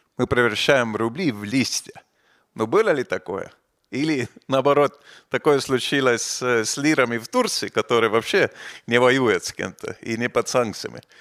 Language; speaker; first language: Russian; non-native, fluent; Estonian